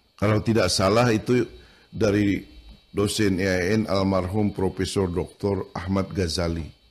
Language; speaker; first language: Indonesian; non-native, local second language; Banjar